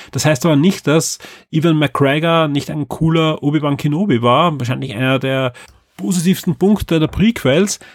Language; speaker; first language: German; native; German